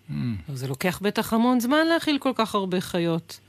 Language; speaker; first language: Hebrew; native; Hebrew